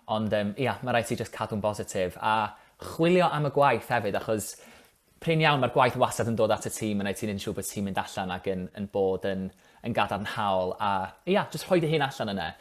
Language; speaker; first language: Welsh; native; Welsh